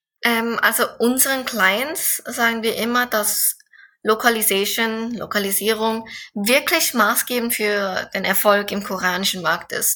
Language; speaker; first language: German; non-native, fluent; Korean